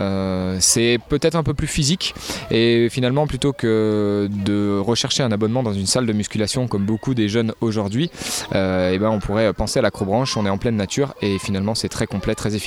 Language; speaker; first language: French; native; French